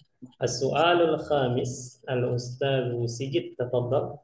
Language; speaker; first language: Arabic; non-native, fluent; Indonesian